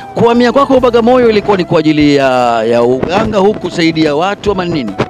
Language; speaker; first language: Swahili; native; Swahili